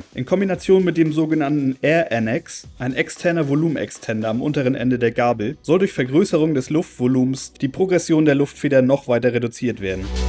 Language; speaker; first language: German; native; German